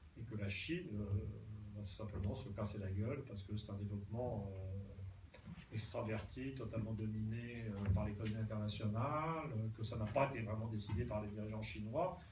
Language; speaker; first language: French; native; French